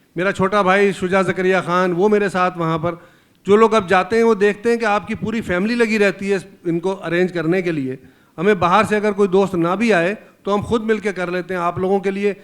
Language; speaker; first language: Urdu; native; Urdu